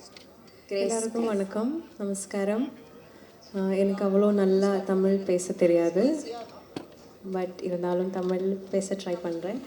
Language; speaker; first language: Tamil; non-native, learner; Malayalam